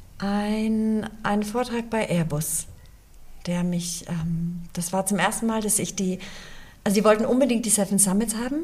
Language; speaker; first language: German; early bilingual, other home language; English